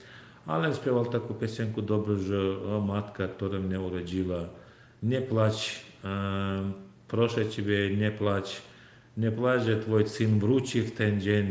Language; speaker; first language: Polish; non-native, fluent; Turkmen